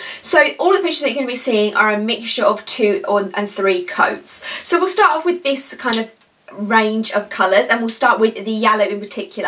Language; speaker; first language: English; native; English